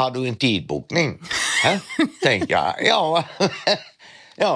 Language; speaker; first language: Swedish; non-native, learner; Dutch